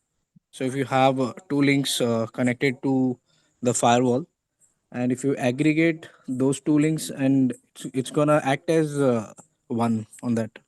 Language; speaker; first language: English; non-native, local second language; Hindi